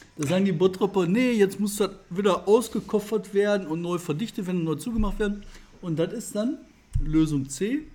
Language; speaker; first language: German; native; German